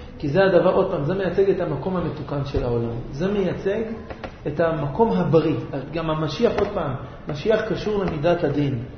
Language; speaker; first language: Hebrew; native; Hebrew